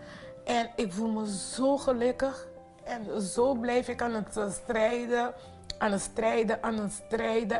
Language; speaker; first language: Dutch; non-native, local second language; Papiamento